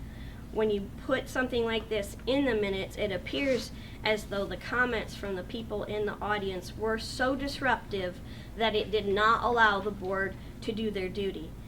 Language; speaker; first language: English; native; English